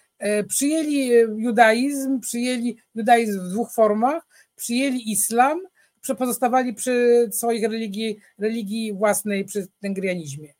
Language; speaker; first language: Polish; native; Polish